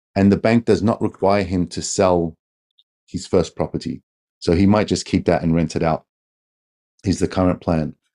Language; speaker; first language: English; native; English